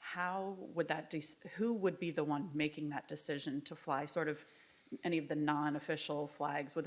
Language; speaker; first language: English; native; English